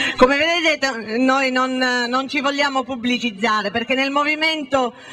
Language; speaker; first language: Italian; native; Italian